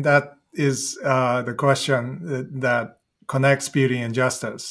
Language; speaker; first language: English; native; English